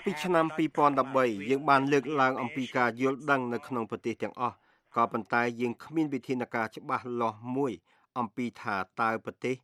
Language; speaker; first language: Khmer; native; Khmer